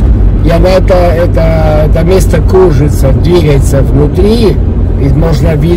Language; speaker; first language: Russian; early bilingual, heritage; Spanish